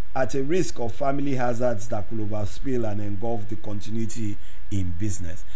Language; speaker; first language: English; non-native, local second language; Yoruba